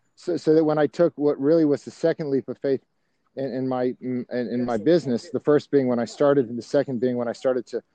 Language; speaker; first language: English; native; English